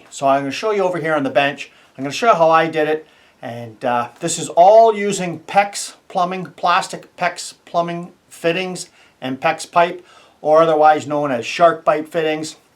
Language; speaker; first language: English; native; English